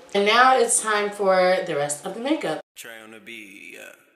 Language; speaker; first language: English; native; English